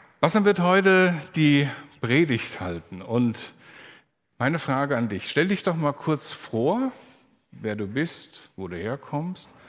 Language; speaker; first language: German; native; German